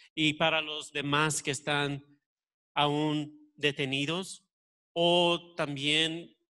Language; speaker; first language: Spanish; early bilingual, heritage; Spanish